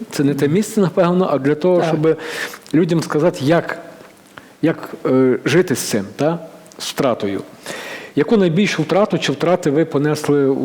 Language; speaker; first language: Ukrainian; native; Ukrainian